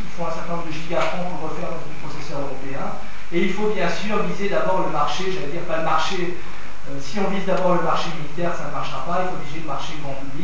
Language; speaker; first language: French; native; French